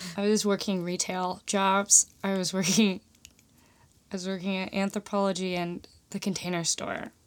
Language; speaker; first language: English; native; English